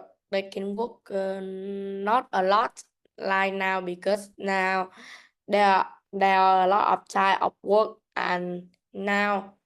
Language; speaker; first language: English; non-native, learner; Vietnamese